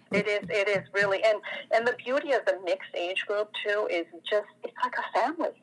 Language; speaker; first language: English; non-native, fluent; French